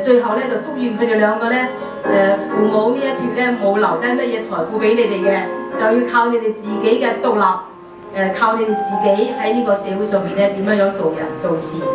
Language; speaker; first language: Cantonese; native; Cantonese